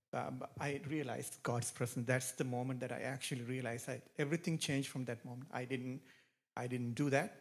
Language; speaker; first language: English; non-native, local second language; Sinhala